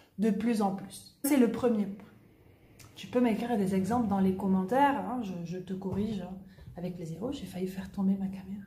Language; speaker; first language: French; native; French